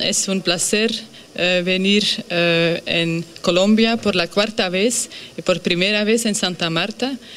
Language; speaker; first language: Spanish; non-native, fluent; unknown